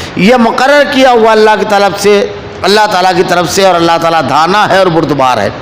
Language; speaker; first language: Urdu; native; Urdu